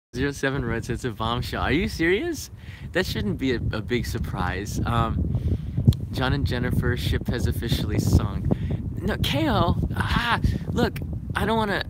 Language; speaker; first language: English; native; English